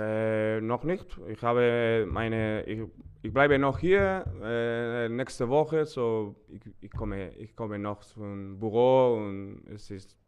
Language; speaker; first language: German; non-native, learner; Spanish